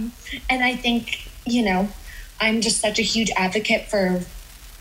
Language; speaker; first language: English; native; English